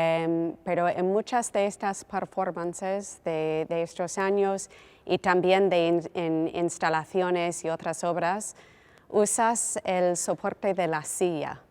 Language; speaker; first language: Spanish; non-native, fluent; English